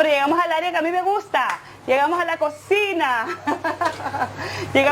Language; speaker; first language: Spanish; native; Spanish